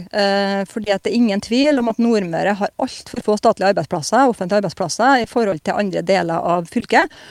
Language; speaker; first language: Norwegian; native; Norwegian